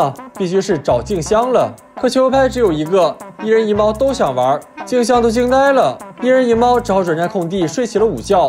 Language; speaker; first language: Chinese; native; Chinese